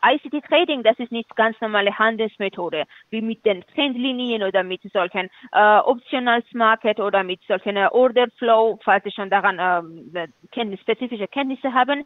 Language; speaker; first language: German; non-native, fluent; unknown